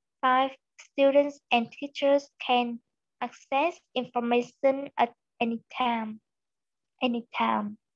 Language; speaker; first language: English; non-native, fluent; Vietnamese